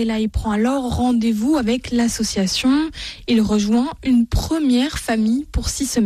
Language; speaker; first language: French; native; French